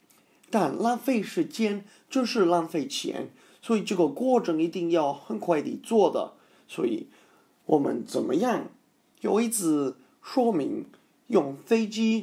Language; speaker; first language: Chinese; non-native, fluent; English